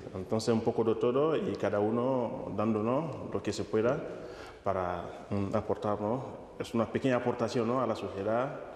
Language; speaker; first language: Spanish; non-native, fluent; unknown